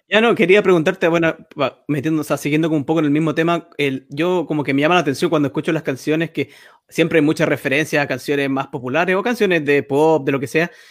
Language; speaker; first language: Spanish; native; Spanish